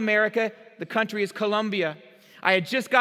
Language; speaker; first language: English; native; English